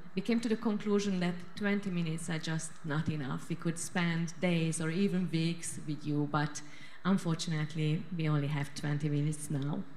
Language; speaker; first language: English; non-native, fluent; Hungarian